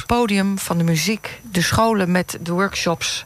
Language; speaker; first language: Dutch; native; Dutch